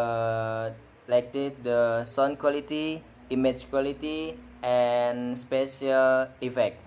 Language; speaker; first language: English; non-native, learner; Indonesian